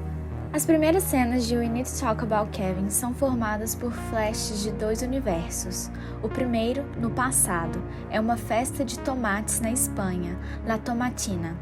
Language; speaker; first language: Portuguese; native; Portuguese